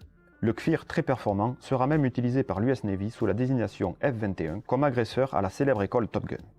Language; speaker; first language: French; native; French